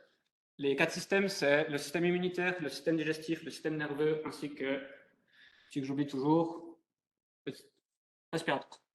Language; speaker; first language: French; native; French